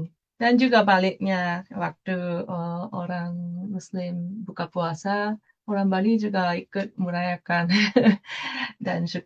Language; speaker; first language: Indonesian; non-native, fluent; Japanese